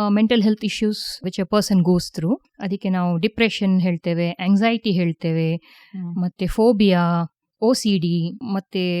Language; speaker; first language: Kannada; native; Kannada